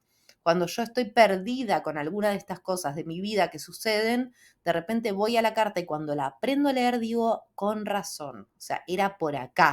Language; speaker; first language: Spanish; native; Spanish